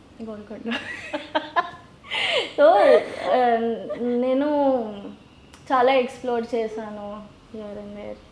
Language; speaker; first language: Telugu; non-native, local second language; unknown